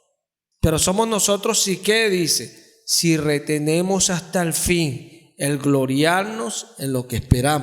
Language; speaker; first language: Spanish; native; Spanish